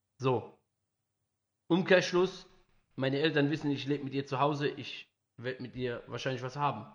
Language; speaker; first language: German; early bilingual, other home language; Arabic